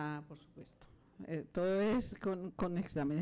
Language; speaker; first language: Spanish; native; Spanish